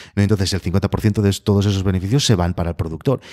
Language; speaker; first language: Spanish; native; Spanish